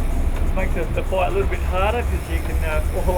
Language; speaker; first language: English; native; English